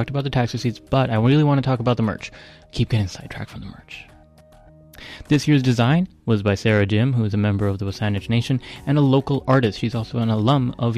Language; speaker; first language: English; native; English